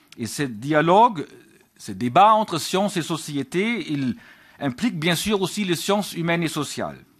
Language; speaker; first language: French; non-native, fluent; German